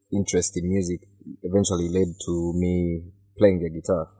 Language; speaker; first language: English; non-native, local second language; Ganda